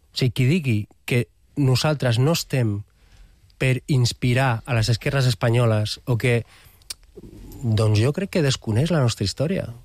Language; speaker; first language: Catalan; non-native, local second language; Spanish